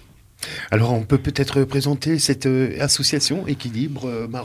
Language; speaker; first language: French; native; French